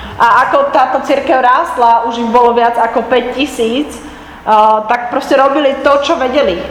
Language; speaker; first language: Slovak; native; Slovak